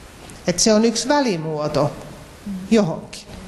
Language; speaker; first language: Finnish; non-native, local second language; Swedish